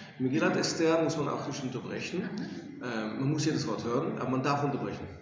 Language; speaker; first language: German; non-native, fluent; English